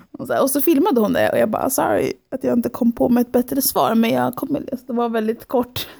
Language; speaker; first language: Swedish; early bilingual, other home language; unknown